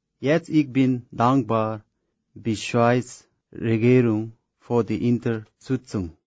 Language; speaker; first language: German; non-native, learner; Tibetan